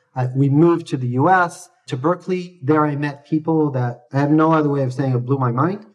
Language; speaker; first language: English; native; English